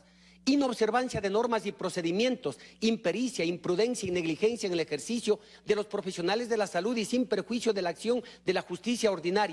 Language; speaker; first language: Spanish; native; Spanish